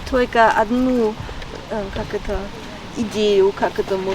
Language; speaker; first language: Russian; early bilingual, heritage; Russian